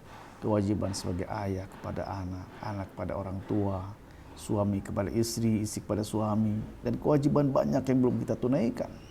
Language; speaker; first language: Indonesian; native; Indonesian